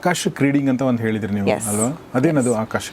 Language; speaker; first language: Kannada; native; Kannada